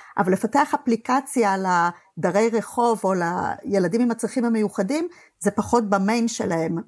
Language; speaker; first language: Hebrew; native; Hebrew